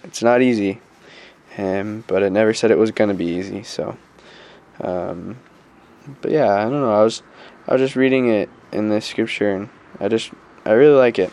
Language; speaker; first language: English; native; English